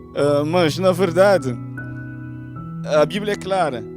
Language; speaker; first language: Portuguese; native; Portuguese